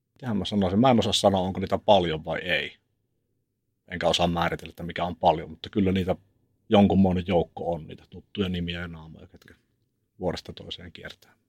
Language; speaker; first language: Finnish; native; Finnish